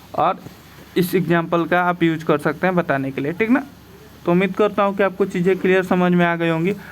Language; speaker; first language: Hindi; native; Hindi